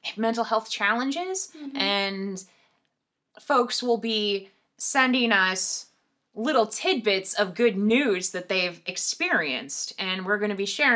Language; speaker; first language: English; native; English